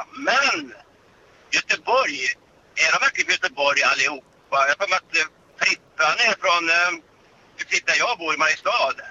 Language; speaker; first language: Swedish; native; Swedish